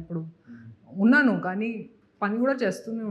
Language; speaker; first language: Telugu; non-native, fluent; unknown